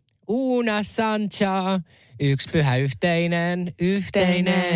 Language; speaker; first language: Finnish; native; Finnish